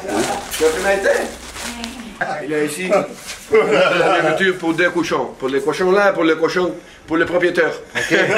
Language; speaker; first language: French; non-native, learner; Spanish